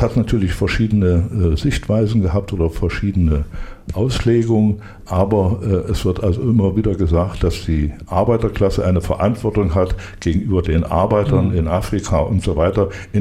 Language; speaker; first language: German; native; German